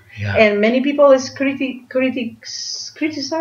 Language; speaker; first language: English; non-native, learner; Spanish